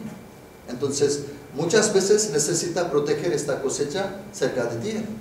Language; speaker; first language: Spanish; non-native, fluent; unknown